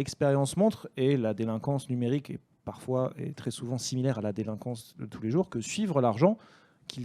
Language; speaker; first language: French; native; French